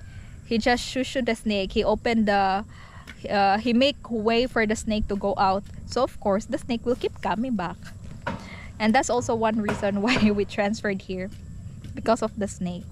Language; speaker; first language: English; non-native, local second language; Cebuano